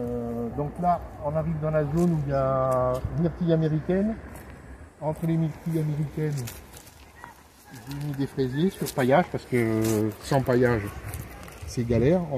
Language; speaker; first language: French; native; French